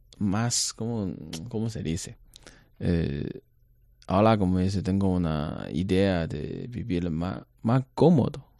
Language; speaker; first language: Spanish; non-native, learner; Chinese